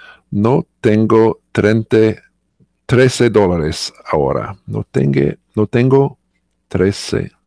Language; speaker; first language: Spanish; non-native, learner; English